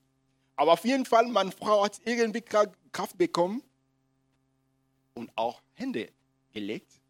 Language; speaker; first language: German; non-native, fluent; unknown